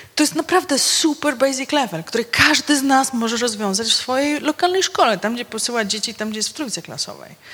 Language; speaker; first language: Polish; native; Polish